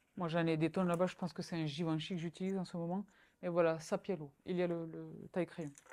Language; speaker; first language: French; native; French